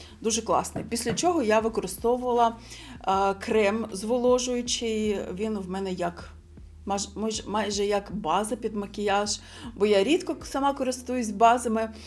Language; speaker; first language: Ukrainian; non-native, local second language; Russian